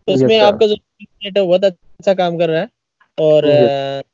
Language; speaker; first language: Hindi; native; Hindi